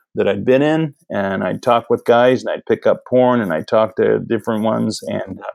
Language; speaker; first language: English; native; English